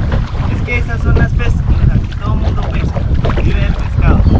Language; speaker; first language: Spanish; native; Spanish